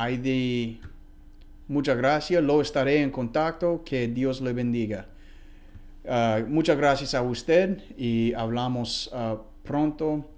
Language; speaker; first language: Spanish; non-native, fluent; English